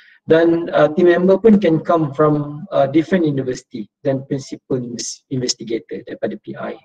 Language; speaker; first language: English; non-native, local second language; Malay